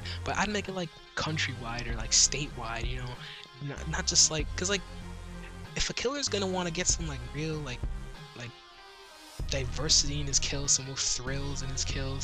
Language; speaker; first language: English; native; English